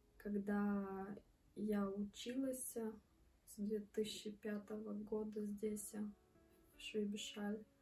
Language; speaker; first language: Russian; early bilingual, heritage; Russian